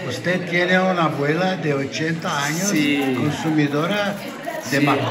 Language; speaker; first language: Spanish; non-native, learner; Portuguese